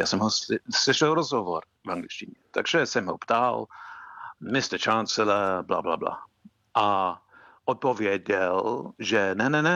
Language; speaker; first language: Czech; non-native, fluent; English